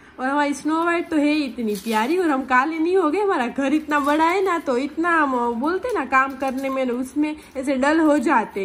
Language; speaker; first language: Hindi; native; Hindi